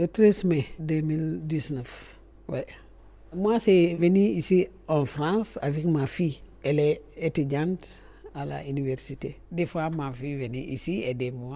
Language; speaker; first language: French; non-native, learner; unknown